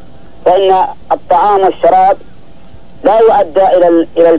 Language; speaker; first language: Arabic; native; Arabic